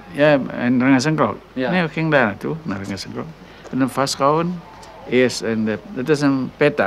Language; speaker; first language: Dutch; non-native, local second language; Minangkabau